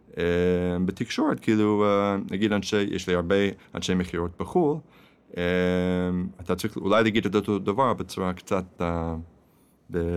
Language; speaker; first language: Hebrew; non-native, fluent; English